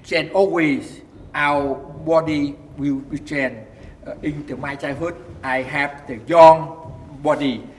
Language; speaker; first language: English; non-native, learner; Vietnamese